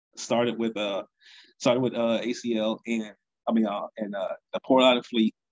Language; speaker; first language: English; native; English